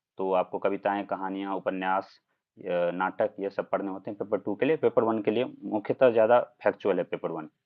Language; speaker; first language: Hindi; non-native, local second language; Maithili